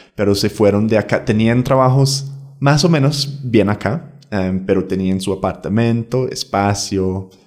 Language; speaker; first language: Spanish; non-native, fluent; English